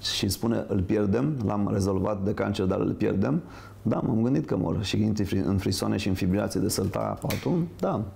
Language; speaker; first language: Romanian; native; Romanian